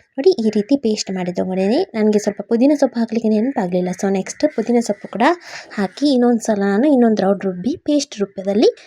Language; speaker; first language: Kannada; native; Kannada